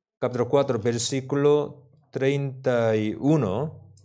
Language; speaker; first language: Spanish; non-native, learner; Korean